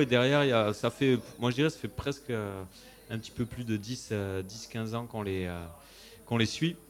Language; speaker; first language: French; native; French